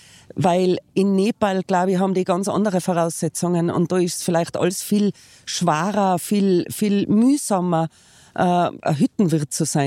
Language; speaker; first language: German; native; German